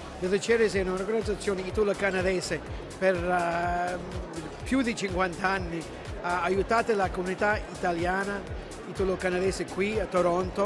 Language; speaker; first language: Italian; early bilingual, heritage; English